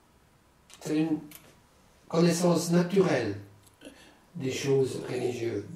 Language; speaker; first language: French; non-native, learner; German